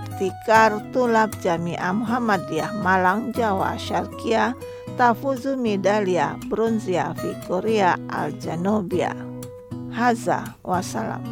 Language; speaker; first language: Arabic; non-native, fluent; Indonesian